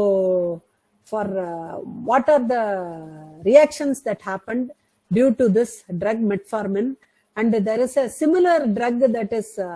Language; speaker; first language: English; non-native, local second language; Tamil